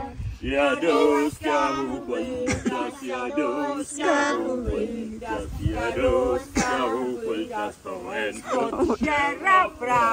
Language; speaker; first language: Swedish; native; Swedish